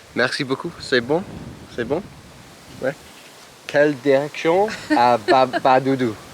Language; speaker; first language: French; non-native, learner; English